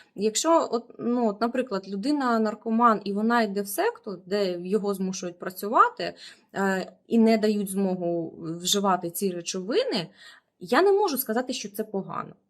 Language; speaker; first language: Ukrainian; non-native, local second language; Russian